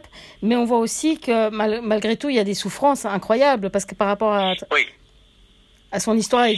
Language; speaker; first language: French; native; French